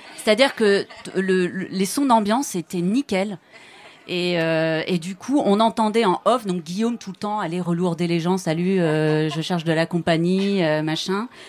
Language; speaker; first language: French; native; French